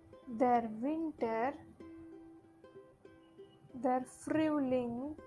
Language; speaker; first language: German; non-native, fluent; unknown